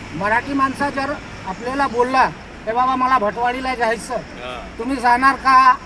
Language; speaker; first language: Marathi; non-native, learner; Hindi